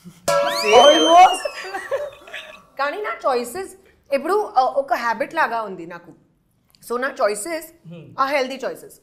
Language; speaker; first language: Telugu; non-native, learner; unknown